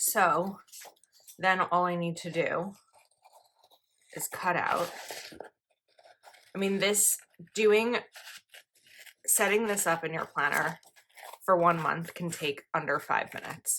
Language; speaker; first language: English; native; English